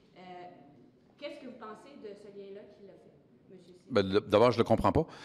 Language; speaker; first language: French; native; French